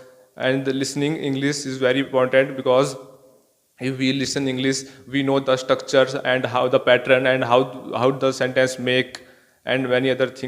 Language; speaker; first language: English; non-native, learner; Hindi